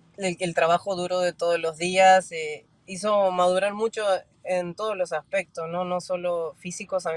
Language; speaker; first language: Spanish; native; Spanish